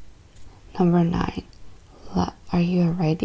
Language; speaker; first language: English; native; English